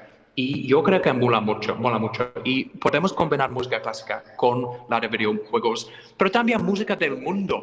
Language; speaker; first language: Spanish; non-native, fluent; English